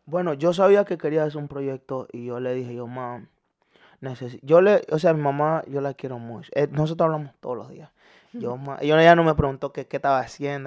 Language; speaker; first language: Spanish; early bilingual, heritage; Spanish